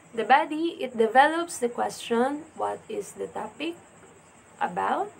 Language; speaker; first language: English; non-native, local second language; Filipino